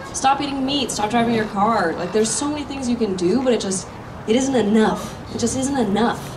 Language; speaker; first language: English; native; English